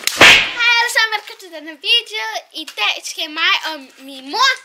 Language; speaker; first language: Danish; early bilingual, other home language; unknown